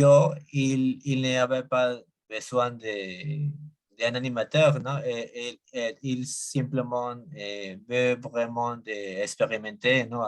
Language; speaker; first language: French; non-native, learner; Spanish